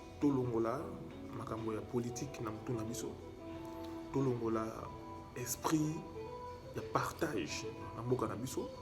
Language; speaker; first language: Lingala; native; Lingala